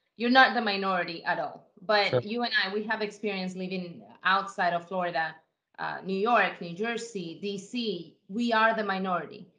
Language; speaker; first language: English; non-native, fluent; Spanish